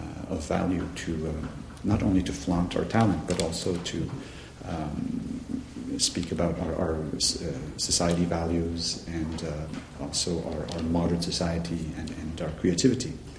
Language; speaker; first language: English; non-native, fluent; French